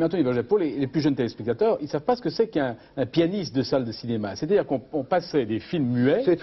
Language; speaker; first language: French; native; French